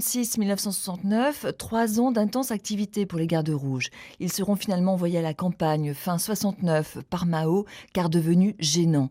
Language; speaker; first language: French; native; French